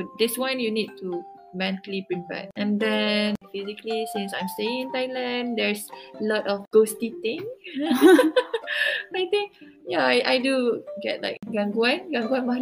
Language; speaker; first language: English; non-native, local second language; Malay